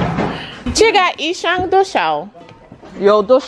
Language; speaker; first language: Chinese; non-native, learner; Igbo